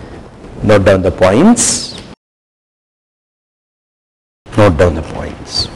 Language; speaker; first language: English; non-native, local second language; Hindi